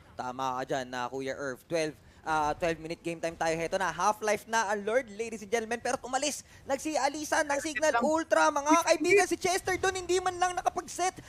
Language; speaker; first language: Filipino; native; Filipino